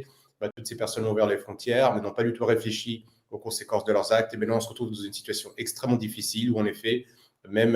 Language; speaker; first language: French; native; French